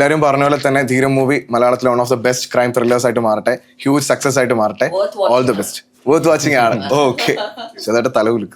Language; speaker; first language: Malayalam; native; Malayalam